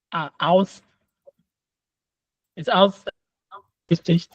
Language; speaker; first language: German; non-native, learner; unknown